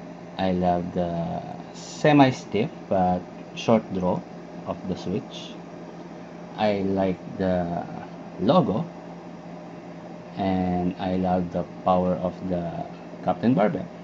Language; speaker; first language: English; non-native, local second language; Filipino